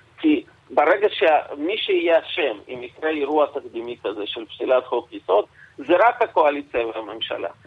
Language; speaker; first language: Hebrew; non-native, fluent; Russian